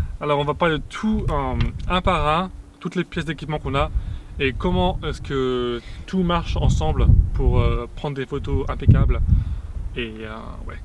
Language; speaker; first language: French; native; French